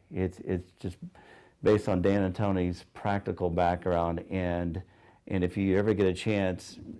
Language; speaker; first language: English; native; English